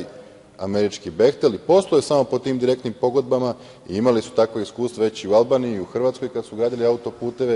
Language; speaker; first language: Serbian; native; Serbian